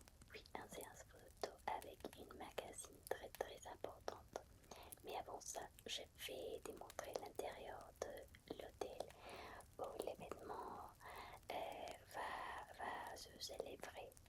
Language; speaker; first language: French; non-native, fluent; Spanish